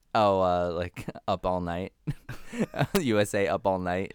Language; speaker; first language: English; native; English